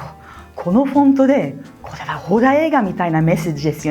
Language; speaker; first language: Japanese; non-native, fluent; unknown